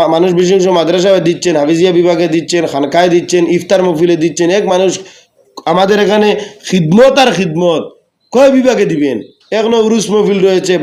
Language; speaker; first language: Bangla; non-native, local second language; Sylheti